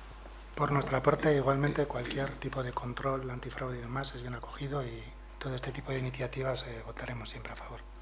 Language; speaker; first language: Spanish; non-native, local second language; Basque